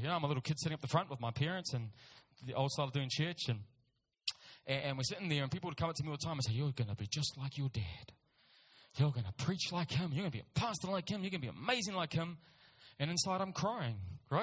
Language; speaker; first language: English; native; English